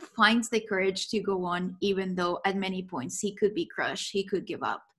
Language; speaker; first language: English; non-native, fluent; Spanish